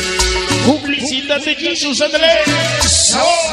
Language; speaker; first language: Spanish; native; Spanish